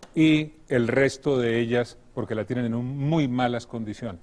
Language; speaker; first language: Spanish; native; Spanish